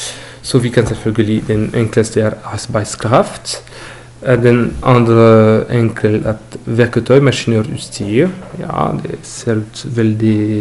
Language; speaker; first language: Norwegian; non-native, fluent; French